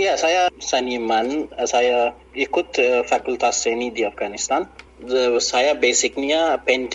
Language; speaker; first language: Indonesian; non-native, learner; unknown